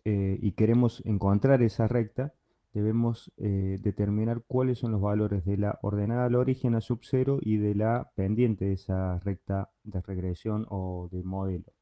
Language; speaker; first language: Spanish; native; Spanish